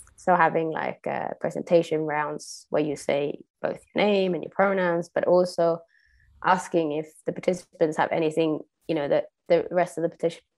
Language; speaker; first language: English; non-native, fluent; Swedish